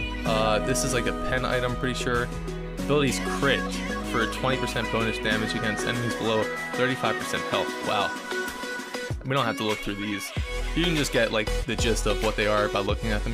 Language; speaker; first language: English; native; English